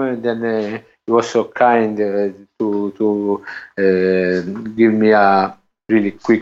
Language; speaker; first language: English; non-native, learner; Italian